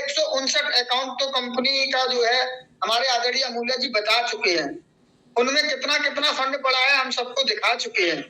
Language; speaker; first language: Hindi; native; Hindi